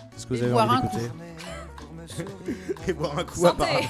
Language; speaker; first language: French; native; French